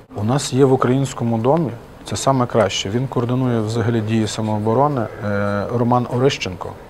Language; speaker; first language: Ukrainian; native; Ukrainian